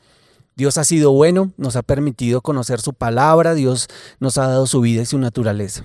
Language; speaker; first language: Spanish; native; Spanish